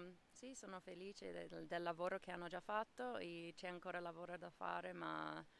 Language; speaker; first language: Italian; non-native, fluent; English